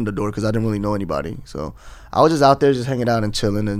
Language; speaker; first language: English; native; English